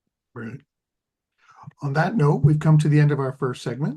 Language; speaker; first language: English; native; English